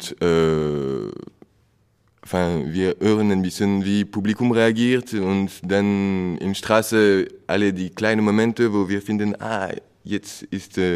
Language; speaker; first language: German; non-native, learner; French